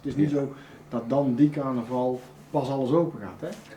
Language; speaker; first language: Dutch; native; Dutch